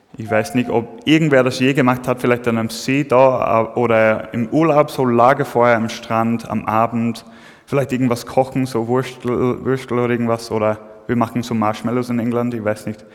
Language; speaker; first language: German; non-native, fluent; English